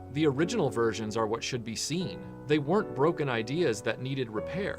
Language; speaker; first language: English; native; English